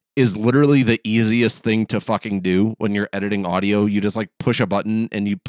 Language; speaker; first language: English; early bilingual, other home language; Polish